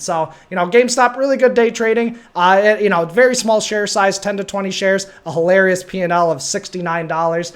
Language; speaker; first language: English; native; English